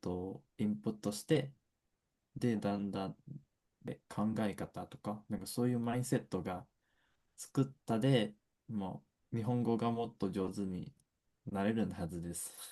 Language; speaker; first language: Japanese; non-native, fluent; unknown